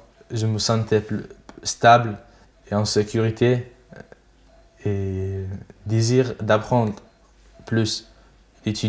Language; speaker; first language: French; non-native, learner; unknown